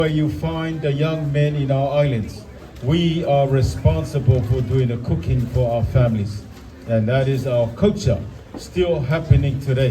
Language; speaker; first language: English; non-native, local second language; Samoan